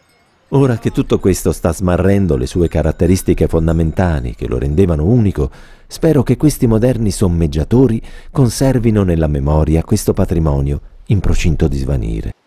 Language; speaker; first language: Italian; native; Italian